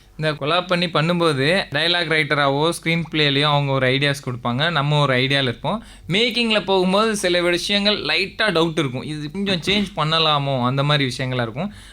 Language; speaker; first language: Tamil; native; Tamil